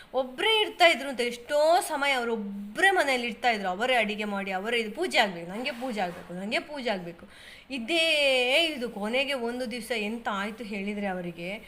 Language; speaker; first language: Kannada; native; Kannada